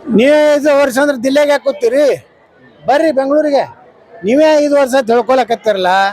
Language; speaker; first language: Kannada; native; Kannada